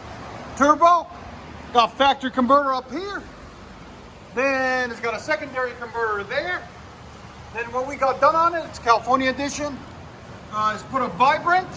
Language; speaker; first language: English; early bilingual, heritage; Spanish